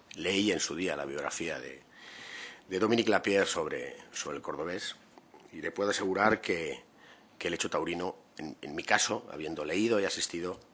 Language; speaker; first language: Spanish; native; Spanish